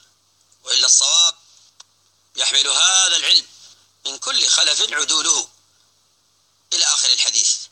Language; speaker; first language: Arabic; native; Arabic